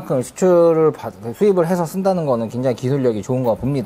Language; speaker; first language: Korean; native; Korean